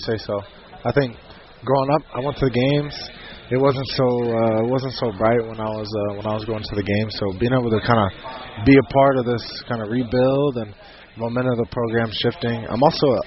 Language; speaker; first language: English; native; English